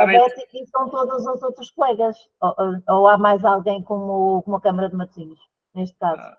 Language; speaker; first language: Portuguese; native; Portuguese